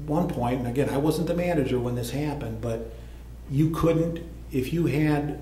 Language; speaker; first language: English; native; English